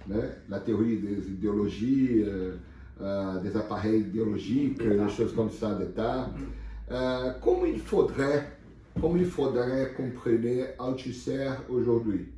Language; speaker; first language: French; non-native, learner; Portuguese